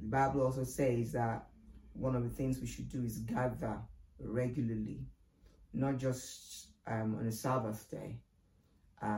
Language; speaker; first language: English; non-native, local second language; Yoruba